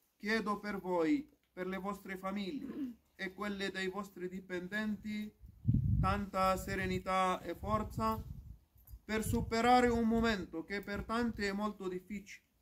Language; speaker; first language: Italian; non-native, fluent; Arabic